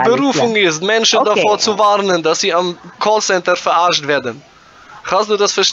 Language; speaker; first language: German; native; German